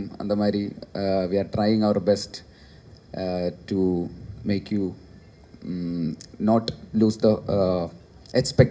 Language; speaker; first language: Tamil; non-native, learner; Malayalam